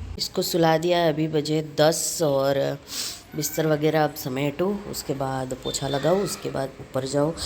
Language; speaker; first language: Hindi; non-native, local second language; Gujarati